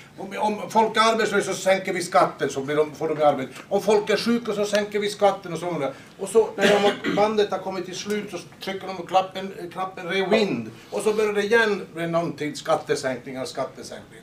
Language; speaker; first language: Swedish; native; Swedish